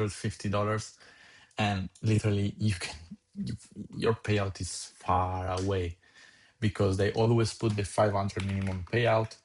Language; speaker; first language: English; non-native, fluent; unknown